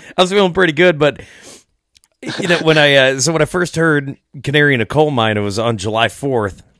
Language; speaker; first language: English; native; English